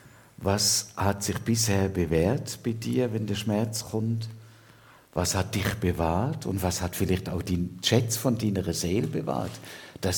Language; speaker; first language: German; native; German